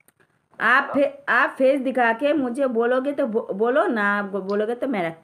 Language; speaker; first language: Hindi; non-native, local second language; Bangla